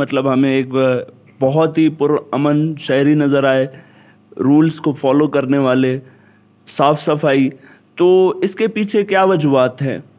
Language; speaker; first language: Urdu; non-native, local second language; Sindhi